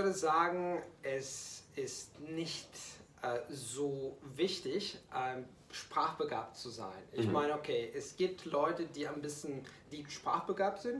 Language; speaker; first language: German; non-native, fluent; Italian